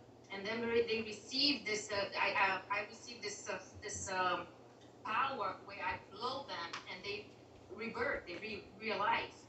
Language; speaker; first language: English; non-native, fluent; Portuguese